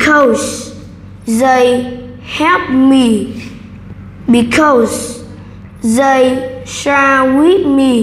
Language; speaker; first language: English; non-native, learner; Vietnamese